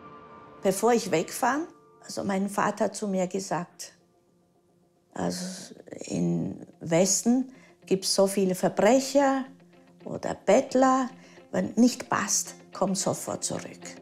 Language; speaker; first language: German; early bilingual, heritage; German